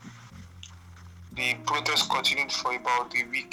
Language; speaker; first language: English; non-native, local second language; Igbo